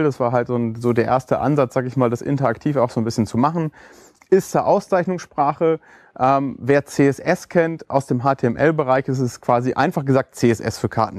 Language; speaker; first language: German; native; German